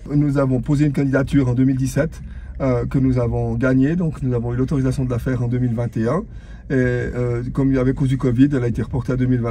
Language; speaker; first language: French; native; French